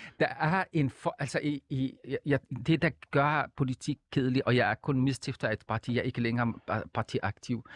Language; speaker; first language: Danish; non-native, fluent; Arabic